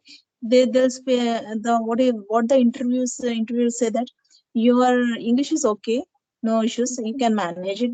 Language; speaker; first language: English; non-native, learner; Telugu